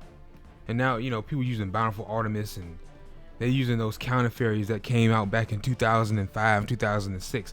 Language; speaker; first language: English; native; English